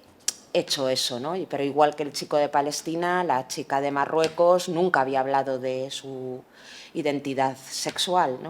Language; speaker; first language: Spanish; native; Spanish